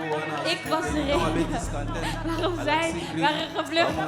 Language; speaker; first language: Dutch; early bilingual, other home language; Kinyarwanda